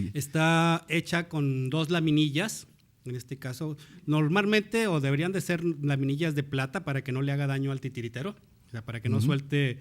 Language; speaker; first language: Spanish; native; Spanish